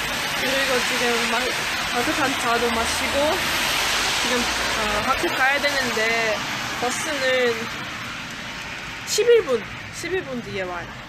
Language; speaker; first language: Korean; non-native, learner; Dutch